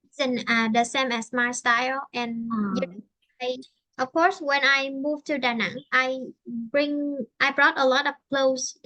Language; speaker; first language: English; non-native, fluent; Vietnamese